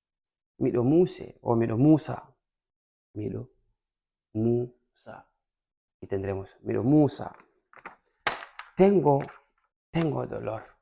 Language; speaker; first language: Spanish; non-native, fluent; Fula